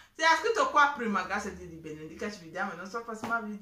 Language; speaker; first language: Italian; non-native, learner; English